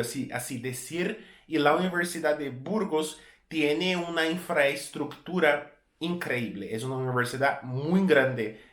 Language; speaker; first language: Spanish; non-native, fluent; Portuguese